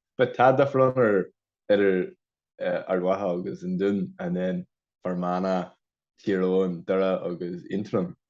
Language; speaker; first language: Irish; non-native, local second language; English